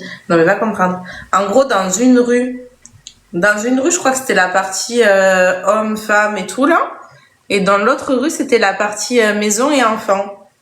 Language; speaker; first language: French; native; French